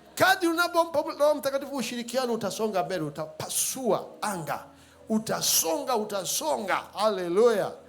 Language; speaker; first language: Swahili; native; Swahili